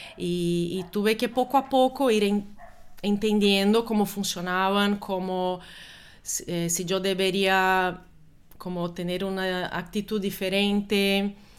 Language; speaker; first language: Spanish; non-native, fluent; Portuguese